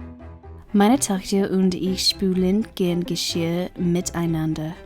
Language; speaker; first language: German; non-native, fluent; English